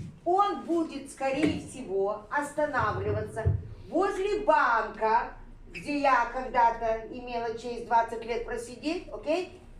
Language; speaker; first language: Russian; native; Russian